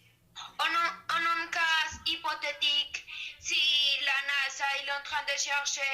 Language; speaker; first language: French; non-native, learner; Spanish